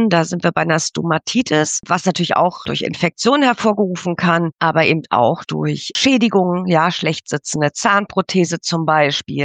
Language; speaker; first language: German; native; German